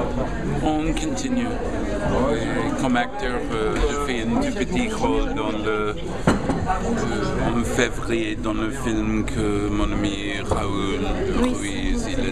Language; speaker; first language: French; non-native, fluent; English